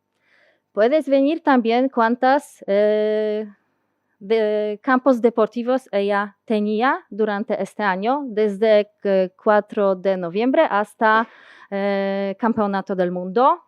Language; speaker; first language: Spanish; non-native, learner; Polish